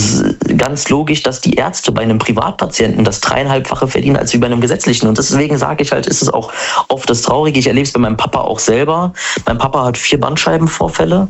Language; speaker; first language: German; native; German